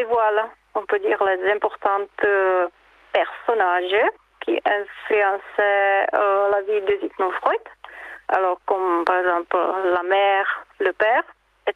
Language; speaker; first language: French; non-native, learner; Czech